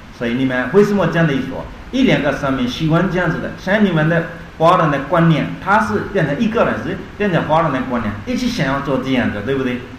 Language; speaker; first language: Chinese; non-native, learner; Burmese